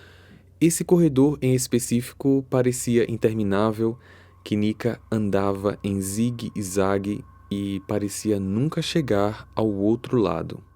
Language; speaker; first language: Portuguese; native; Portuguese